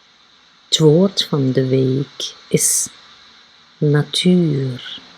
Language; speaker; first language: Dutch; non-native, fluent; Arabic